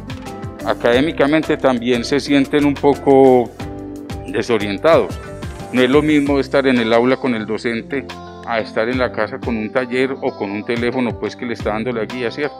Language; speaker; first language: Spanish; native; Spanish